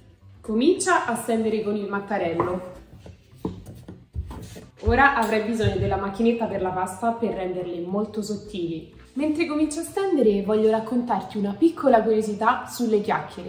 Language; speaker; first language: Italian; native; Italian